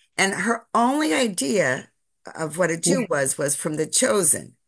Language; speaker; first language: English; native; English